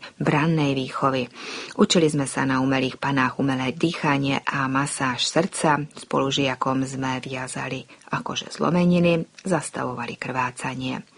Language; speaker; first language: Slovak; early bilingual, heritage; Slovak